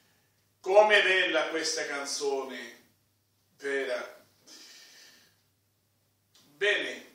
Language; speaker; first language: Italian; non-native, fluent; Spanish